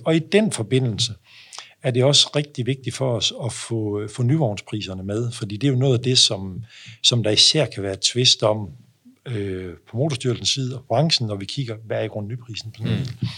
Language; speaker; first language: Danish; native; Danish